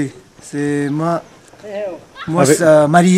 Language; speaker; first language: French; non-native, learner; Nepali